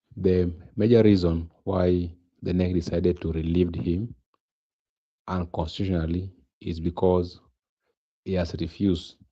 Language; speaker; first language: English; non-native, local second language; Swahili